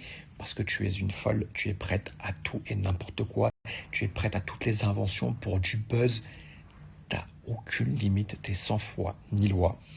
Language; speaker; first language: French; native; French